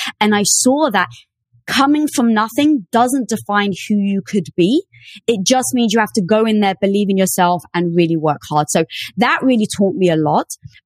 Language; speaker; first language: English; native; English